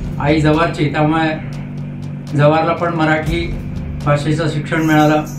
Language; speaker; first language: Marathi; non-native, local second language; Urdu